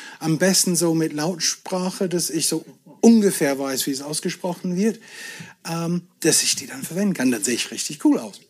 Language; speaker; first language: German; non-native, fluent; English